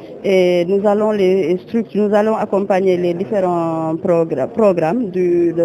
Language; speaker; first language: French; native; French